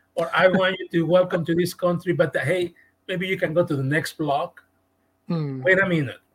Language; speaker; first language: English; non-native, fluent; Spanish